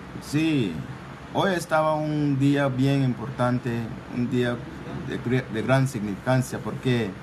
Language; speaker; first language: Spanish; non-native, local second language; English